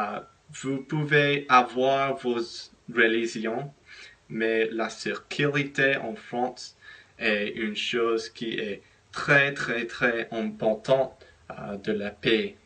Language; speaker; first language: French; non-native, learner; English